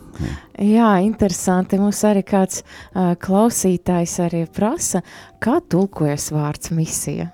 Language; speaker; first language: Latvian; non-native, local second language; Russian